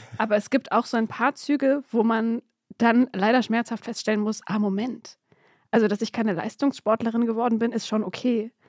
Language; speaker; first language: German; native; German